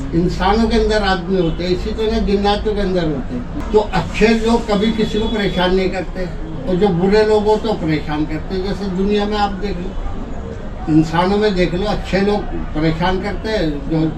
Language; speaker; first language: Hindi; native; Hindi